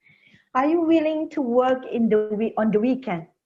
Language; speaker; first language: English; non-native, learner; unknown